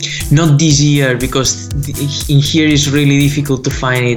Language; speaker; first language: English; non-native, fluent; Spanish